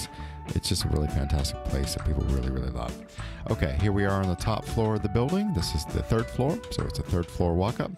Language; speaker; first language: English; native; English